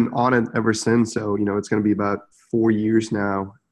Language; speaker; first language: English; non-native, fluent; Czech